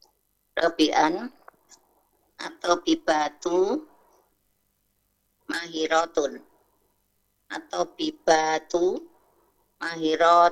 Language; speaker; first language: Arabic; non-native, learner; Indonesian